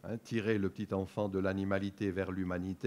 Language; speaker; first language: French; native; French